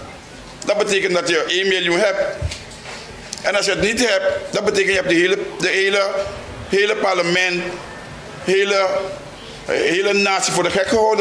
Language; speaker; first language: Dutch; non-native, local second language; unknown